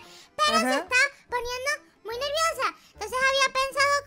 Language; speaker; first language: Spanish; native; Spanish